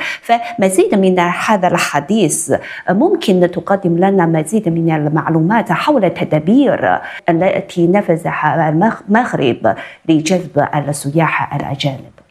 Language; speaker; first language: Arabic; non-native, fluent; Chinese